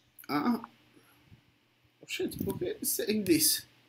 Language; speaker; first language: English; non-native, fluent; Portuguese